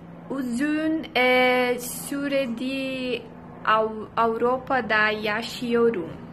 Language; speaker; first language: Turkish; non-native, learner; Portuguese